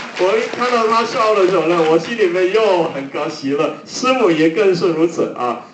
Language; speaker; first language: Chinese; non-native, local second language; Cantonese